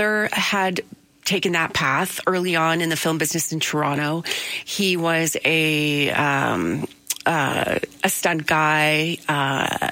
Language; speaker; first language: English; native; English